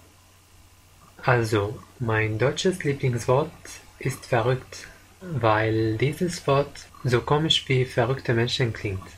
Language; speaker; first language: German; non-native, fluent; Arabic